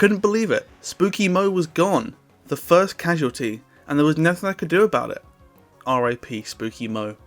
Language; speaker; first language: English; native; English